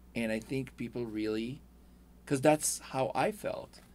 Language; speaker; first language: English; non-native, fluent; Hebrew